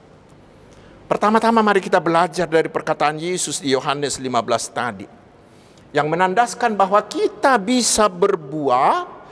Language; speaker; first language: Indonesian; non-native, local second language; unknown